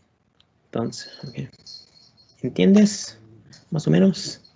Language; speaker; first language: Spanish; non-native, learner; English